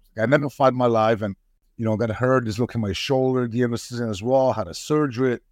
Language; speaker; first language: English; non-native, fluent; Polish